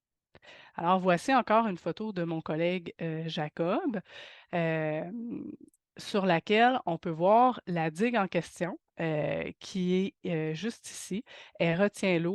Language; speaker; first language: French; native; French